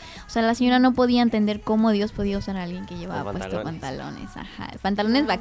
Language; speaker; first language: Spanish; native; Spanish